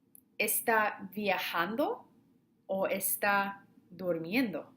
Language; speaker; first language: Spanish; non-native, fluent; English